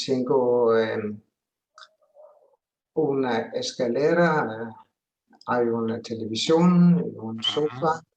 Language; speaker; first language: Spanish; non-native, learner; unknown